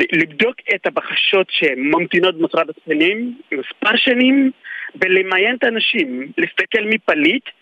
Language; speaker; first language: Hebrew; non-native, fluent; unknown